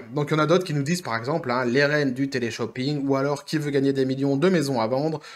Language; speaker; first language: French; native; French